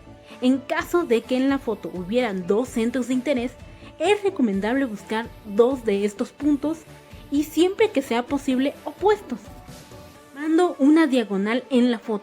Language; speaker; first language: Spanish; native; Spanish